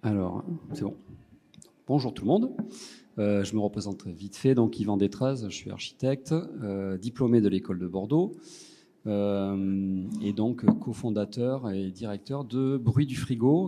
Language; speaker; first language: French; native; French